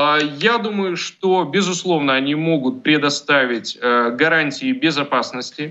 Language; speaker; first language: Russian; native; Russian